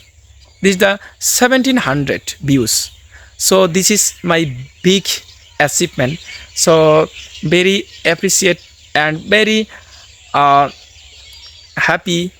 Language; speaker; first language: English; non-native, learner; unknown